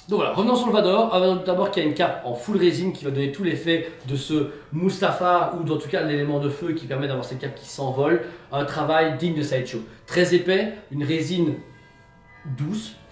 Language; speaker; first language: French; native; French